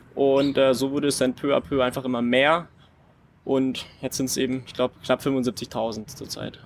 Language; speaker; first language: German; native; German